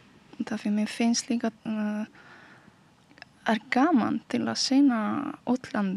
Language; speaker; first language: Icelandic; non-native, learner; Polish